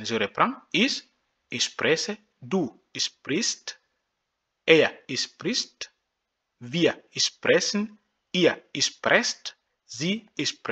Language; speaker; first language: German; non-native, fluent; French